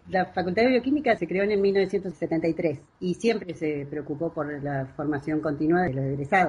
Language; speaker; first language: Spanish; native; Spanish